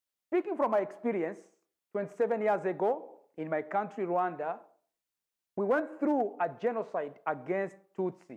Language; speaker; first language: English; non-native, local second language; Kinyarwanda